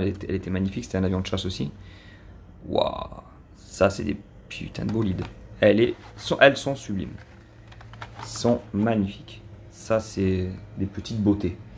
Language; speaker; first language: French; native; French